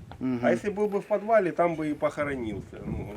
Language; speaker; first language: Russian; native; Russian